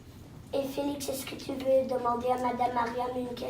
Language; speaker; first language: French; non-native, local second language; English